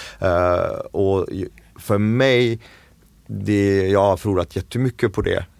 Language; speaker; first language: Swedish; non-native, fluent; French